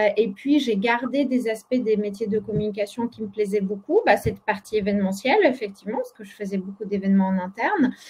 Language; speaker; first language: French; non-native, fluent; Polish